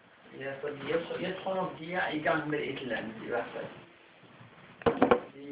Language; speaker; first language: Danish; non-native, fluent; Arabic